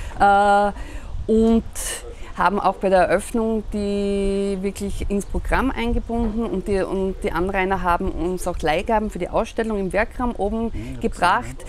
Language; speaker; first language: German; native; German